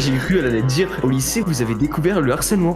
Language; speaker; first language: French; native; French